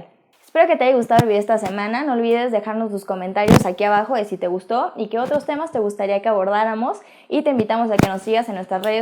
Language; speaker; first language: Spanish; native; Spanish